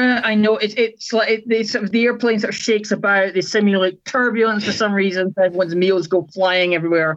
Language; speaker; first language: English; native; English